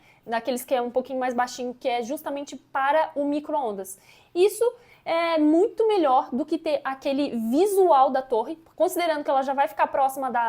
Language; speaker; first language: Portuguese; native; Portuguese